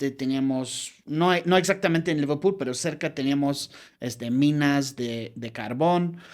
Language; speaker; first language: Spanish; non-native, fluent; English